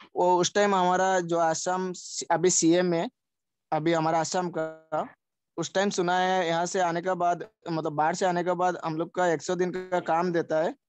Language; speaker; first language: Hindi; non-native, local second language; Sylheti